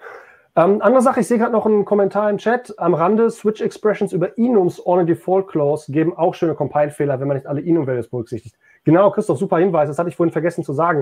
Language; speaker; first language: German; native; German